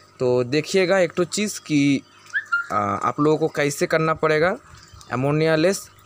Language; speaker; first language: Hindi; non-native, local second language; Bangla